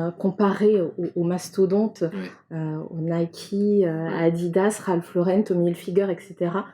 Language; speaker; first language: French; native; French